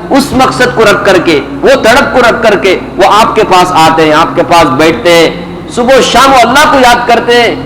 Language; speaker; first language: Urdu; native; Urdu